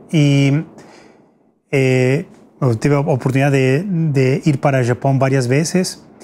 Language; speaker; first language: Portuguese; non-native, fluent; Spanish